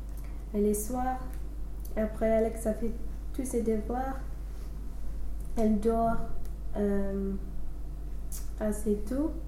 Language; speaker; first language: French; non-native, fluent; English